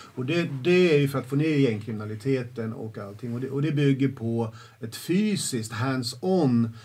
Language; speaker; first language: Swedish; native; Swedish